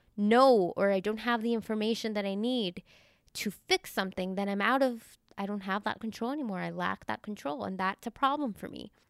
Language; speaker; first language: English; early bilingual, other home language; Spanish